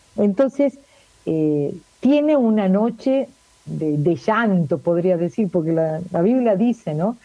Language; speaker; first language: Spanish; native; Spanish